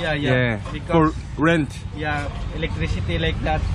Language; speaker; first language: English; non-native, learner; Filipino